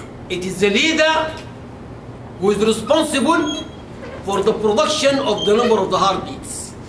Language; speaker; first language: English; non-native, fluent; Arabic